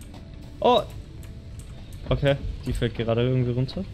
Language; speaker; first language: German; native; German